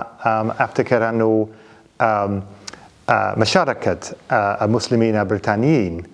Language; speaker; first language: Arabic; non-native, fluent; English